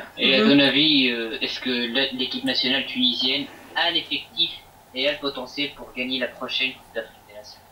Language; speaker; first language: French; native; French